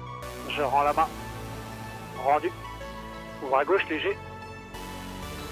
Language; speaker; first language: French; native; French